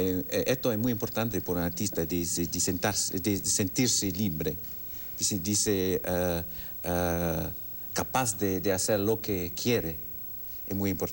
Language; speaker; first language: Spanish; non-native, fluent; English